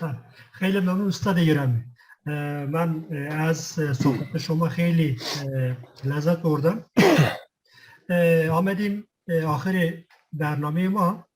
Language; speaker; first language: Persian; non-native, fluent; Kurdish